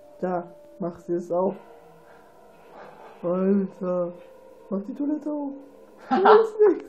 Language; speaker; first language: German; native; German